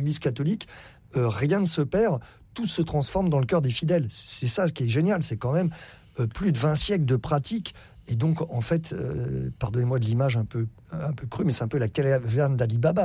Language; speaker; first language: French; native; French